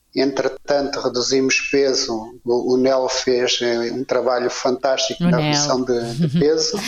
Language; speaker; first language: Portuguese; native; Portuguese